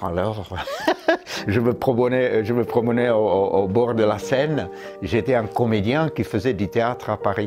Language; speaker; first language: French; non-native, fluent; Czech